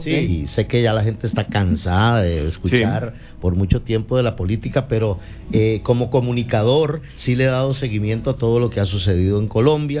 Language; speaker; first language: Spanish; native; Spanish